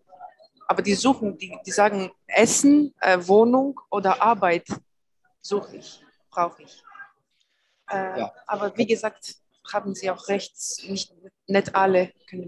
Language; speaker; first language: German; non-native, fluent; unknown